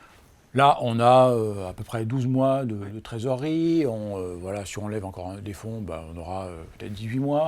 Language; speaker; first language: French; native; French